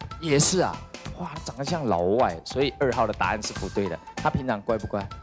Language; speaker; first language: Chinese; native; Chinese